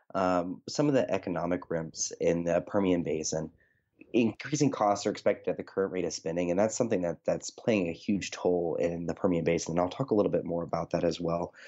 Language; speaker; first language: English; native; English